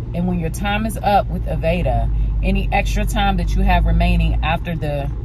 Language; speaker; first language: English; native; English